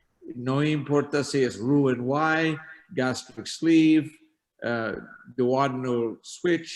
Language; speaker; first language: Spanish; non-native, learner; English